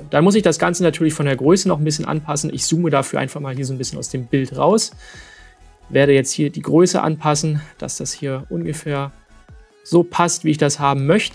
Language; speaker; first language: German; native; German